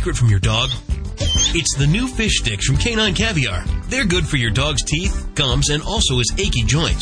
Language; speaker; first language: English; native; English